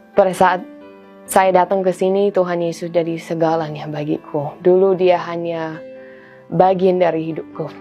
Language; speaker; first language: Indonesian; non-native, fluent; English